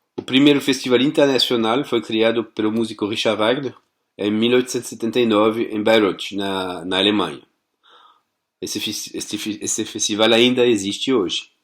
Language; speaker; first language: Portuguese; non-native, fluent; French